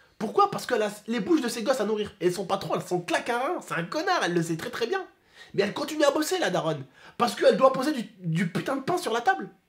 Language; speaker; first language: French; early bilingual, other home language; Arabic